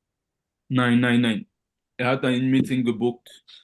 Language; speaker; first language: German; non-native, learner; French